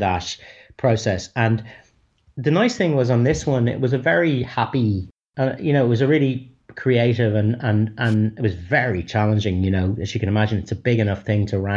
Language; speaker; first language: English; native; English